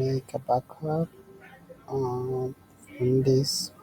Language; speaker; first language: English; non-native, learner; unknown